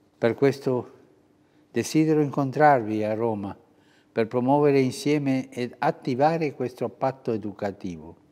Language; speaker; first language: Italian; early bilingual, heritage; Spanish